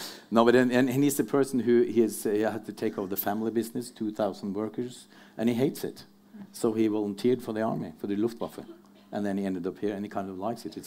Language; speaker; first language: English; non-native, fluent; Norwegian